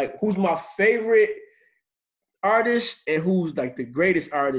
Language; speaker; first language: English; native; English